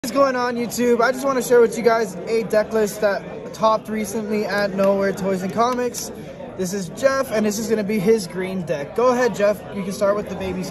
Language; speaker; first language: English; native; English